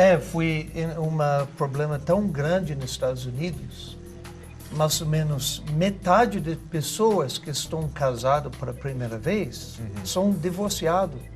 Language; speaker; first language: Portuguese; non-native, learner; English